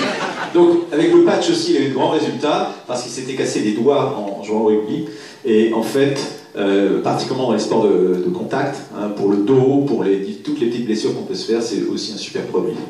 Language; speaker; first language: French; native; French